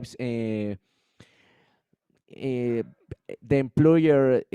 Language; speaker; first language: English; non-native, learner; Spanish